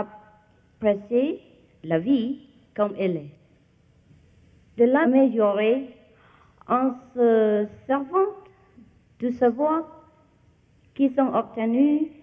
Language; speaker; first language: French; non-native, fluent; Vietnamese